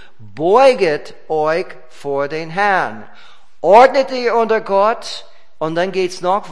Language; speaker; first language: German; non-native, fluent; English